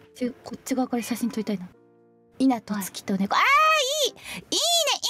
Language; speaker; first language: Japanese; native; Japanese